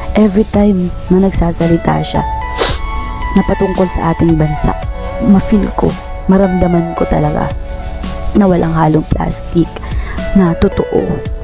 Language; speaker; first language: Filipino; non-native, local second language; Bikol